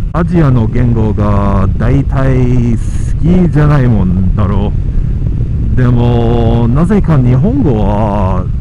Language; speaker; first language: Japanese; non-native, fluent; English